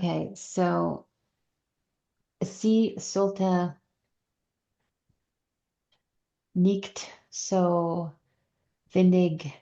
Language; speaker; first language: German; non-native, learner; English